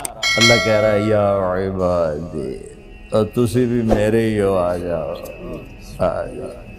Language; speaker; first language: Urdu; non-native, local second language; Punjabi